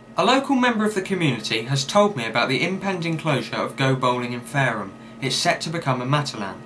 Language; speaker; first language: English; native; English